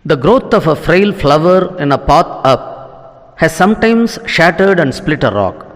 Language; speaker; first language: English; non-native, local second language; Tamil